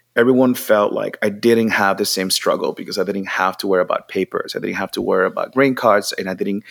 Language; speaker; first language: English; non-native, fluent; Spanish